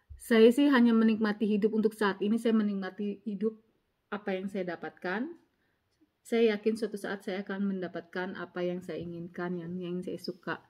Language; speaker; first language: Indonesian; native; Indonesian